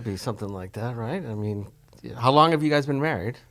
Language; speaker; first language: English; native; English